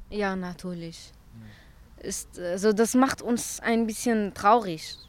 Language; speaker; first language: German; non-native, learner; Central Kurdish